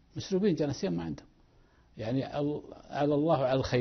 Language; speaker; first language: Arabic; native; Arabic